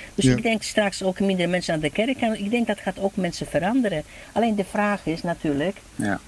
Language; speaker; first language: Dutch; non-native, fluent; Polish